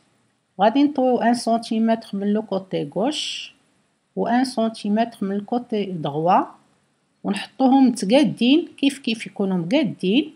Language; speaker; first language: Arabic; native; Arabic